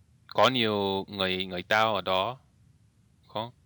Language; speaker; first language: Vietnamese; non-native, learner; English